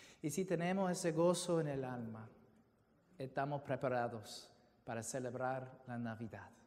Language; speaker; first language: Spanish; non-native, fluent; English